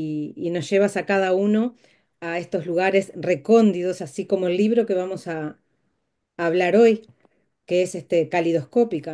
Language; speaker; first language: Spanish; native; Spanish